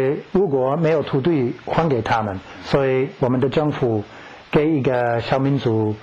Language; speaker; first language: Chinese; non-native, learner; English